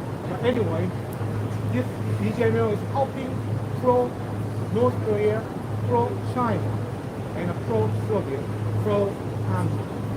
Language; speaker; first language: English; non-native, fluent; Korean